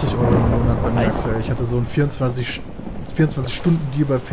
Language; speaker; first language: German; native; German